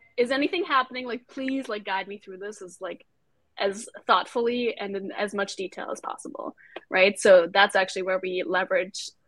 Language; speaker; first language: English; non-native, fluent; German